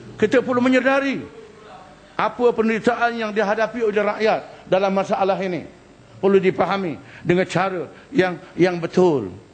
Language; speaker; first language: Malay; native; Malay